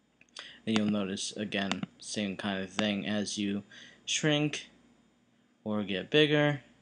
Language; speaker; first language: English; native; English